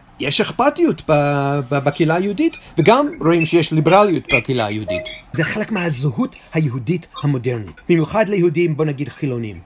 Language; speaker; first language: Hebrew; non-native, fluent; English